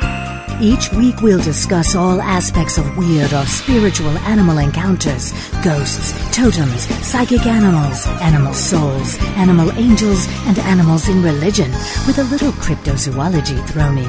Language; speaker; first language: English; native; English